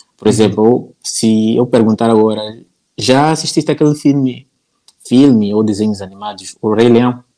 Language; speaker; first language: Portuguese; native; Portuguese